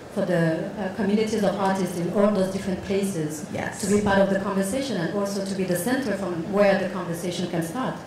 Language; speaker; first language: English; non-native, fluent; Arabic